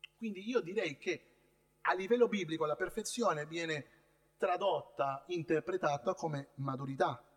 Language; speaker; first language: Italian; non-native, fluent; Spanish